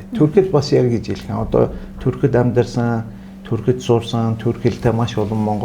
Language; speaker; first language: Mongolian; non-native, fluent; Turkish